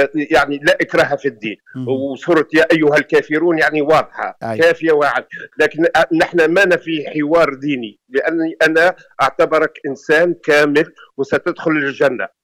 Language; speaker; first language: Arabic; native; Arabic